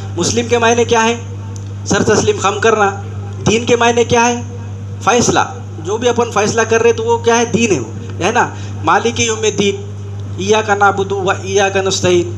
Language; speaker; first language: Urdu; native; Urdu